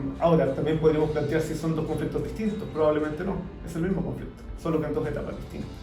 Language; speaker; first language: Spanish; native; Spanish